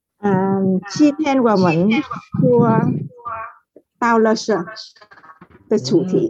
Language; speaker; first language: Chinese; non-native, fluent; Vietnamese